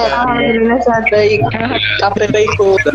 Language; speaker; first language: Indonesian; native; Indonesian